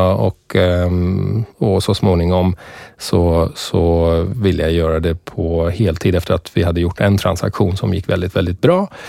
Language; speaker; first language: Swedish; early bilingual, other home language; Persian